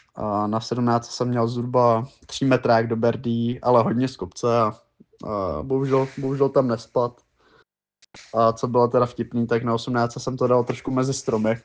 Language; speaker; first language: Czech; native; Czech